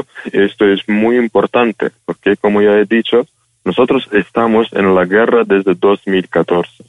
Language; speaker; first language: Spanish; non-native, fluent; Ukrainian